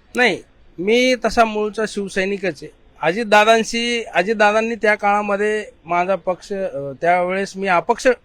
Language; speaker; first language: Marathi; native; Marathi